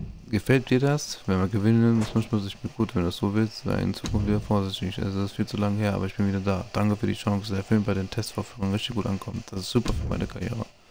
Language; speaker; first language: German; native; German